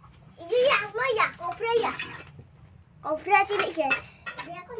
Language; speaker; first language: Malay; non-native, local second language; Javanese